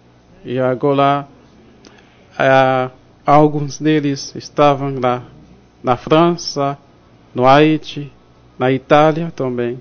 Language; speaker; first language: Portuguese; non-native, fluent; Haitian Creole